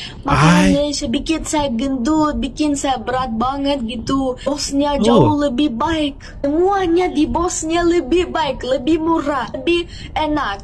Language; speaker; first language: Indonesian; non-native, fluent; German